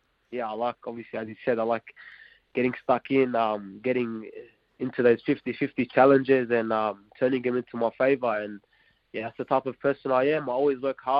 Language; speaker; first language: English; non-native, local second language; Arabic